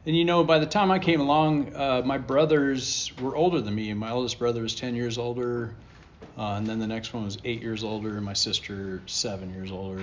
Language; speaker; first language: English; native; English